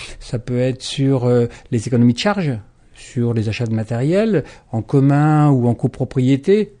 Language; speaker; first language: French; native; French